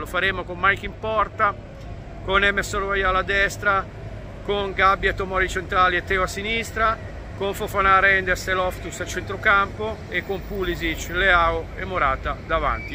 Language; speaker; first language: Italian; native; Italian